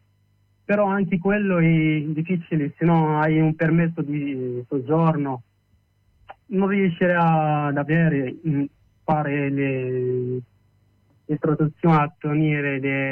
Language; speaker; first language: Italian; non-native, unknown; Arabic